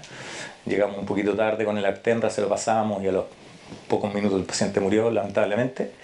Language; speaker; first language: Spanish; native; Spanish